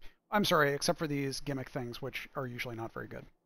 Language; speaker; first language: English; native; English